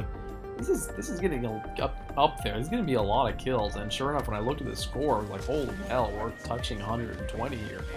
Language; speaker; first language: English; native; English